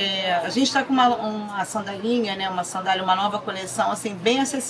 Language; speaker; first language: Portuguese; native; Portuguese